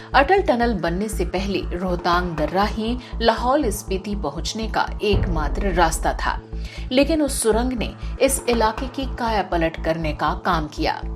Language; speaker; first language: Hindi; native; Hindi